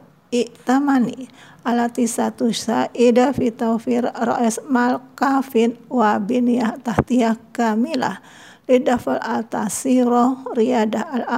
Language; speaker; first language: Arabic; non-native, fluent; Indonesian